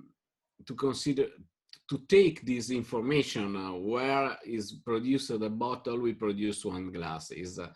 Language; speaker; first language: English; non-native, fluent; Italian